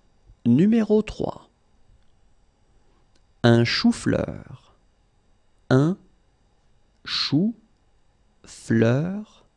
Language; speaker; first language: French; native; French